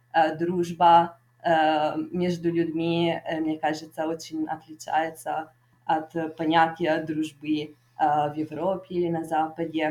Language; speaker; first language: Russian; non-native, fluent; Italian